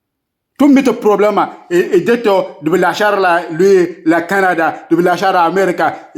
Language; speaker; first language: Italian; non-native, learner; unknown